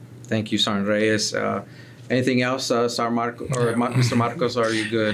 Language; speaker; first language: English; early bilingual, other home language; Spanish